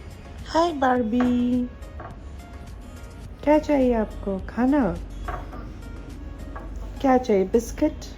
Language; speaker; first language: Hindi; non-native, local second language; Bangla